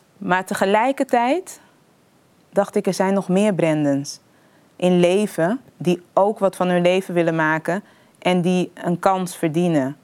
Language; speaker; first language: Dutch; early bilingual, other home language; Papiamento